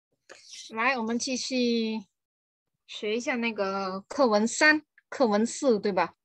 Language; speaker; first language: Chinese; non-native, fluent; Vietnamese